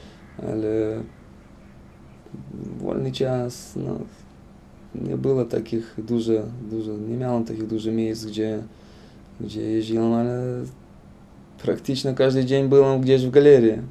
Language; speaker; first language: Polish; non-native, fluent; Lithuanian